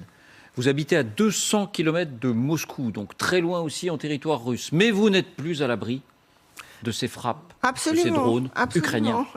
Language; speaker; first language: French; native; French